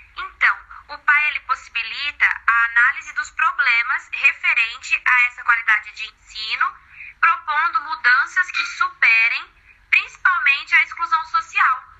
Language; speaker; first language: Portuguese; native; Portuguese